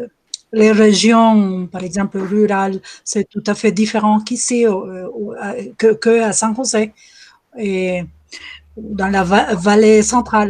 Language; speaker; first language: French; non-native, fluent; Spanish